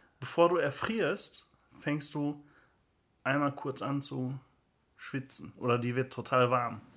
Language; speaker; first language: German; early bilingual, other home language; Turkish